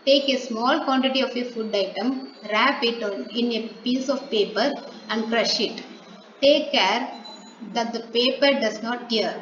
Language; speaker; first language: English; non-native, local second language; Tamil